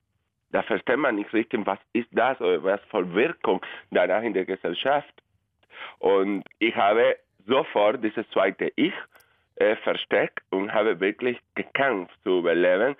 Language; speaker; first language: German; non-native, fluent; Spanish